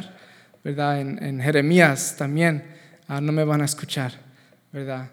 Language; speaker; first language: Spanish; native; Spanish